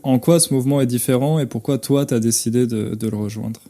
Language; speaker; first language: French; native; French